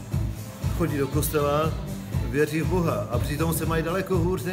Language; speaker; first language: Czech; non-native, local second language; Polish